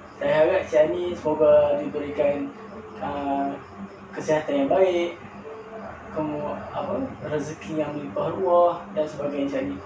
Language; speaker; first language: Malay; native; Malay